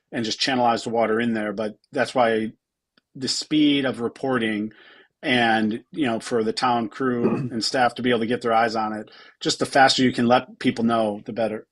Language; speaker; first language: English; native; English